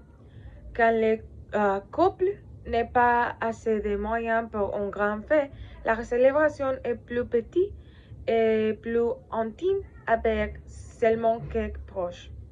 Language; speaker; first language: French; non-native, learner; Spanish